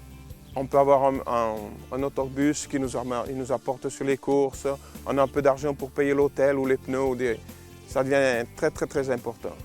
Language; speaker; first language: French; non-native, local second language; Italian